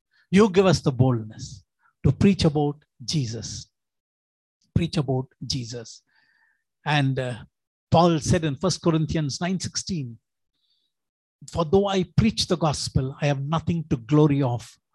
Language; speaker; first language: English; non-native, local second language; Tamil